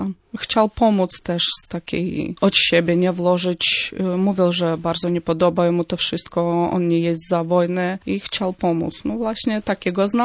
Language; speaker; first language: Polish; non-native, fluent; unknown